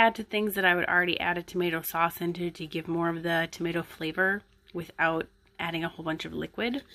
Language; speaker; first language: English; native; English